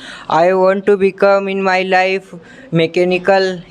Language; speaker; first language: English; non-native, learner; Hindi